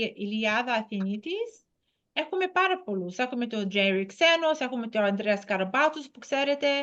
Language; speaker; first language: Greek; early bilingual, heritage; Greek